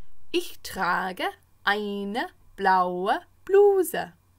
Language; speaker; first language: German; non-native, fluent; English